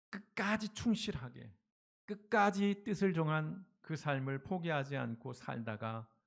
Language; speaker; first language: Korean; native; Korean